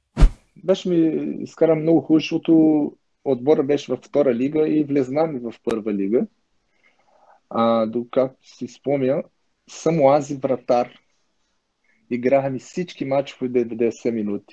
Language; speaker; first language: Bulgarian; non-native, learner; Portuguese